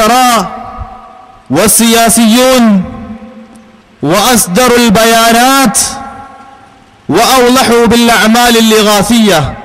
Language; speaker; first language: Arabic; non-native, fluent; Malayalam